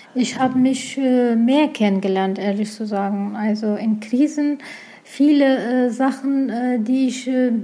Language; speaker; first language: German; non-native, learner; Arabic